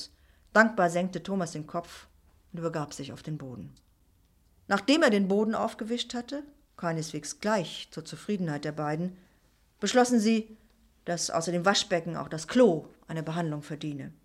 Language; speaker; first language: German; native; German